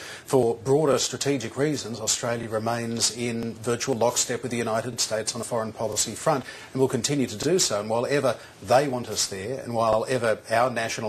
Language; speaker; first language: English; native; English